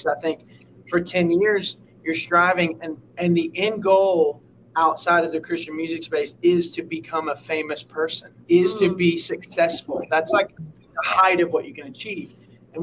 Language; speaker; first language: English; native; English